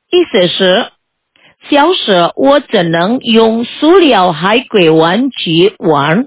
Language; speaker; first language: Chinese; non-native, fluent; Indonesian